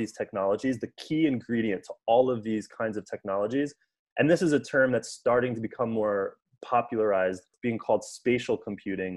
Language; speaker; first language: English; native; English